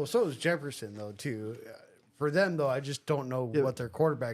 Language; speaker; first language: English; native; English